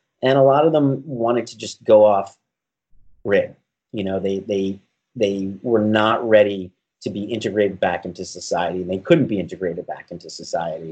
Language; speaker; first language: English; native; English